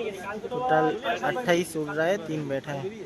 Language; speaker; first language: Hindi; non-native, local second language; Bangla